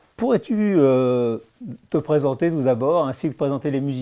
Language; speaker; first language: French; native; French